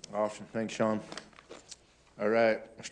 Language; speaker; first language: English; native; English